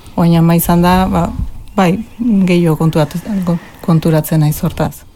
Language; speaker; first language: Basque; non-native, local second language; Spanish